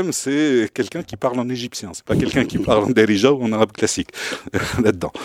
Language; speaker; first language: French; non-native, local second language; Tachelhit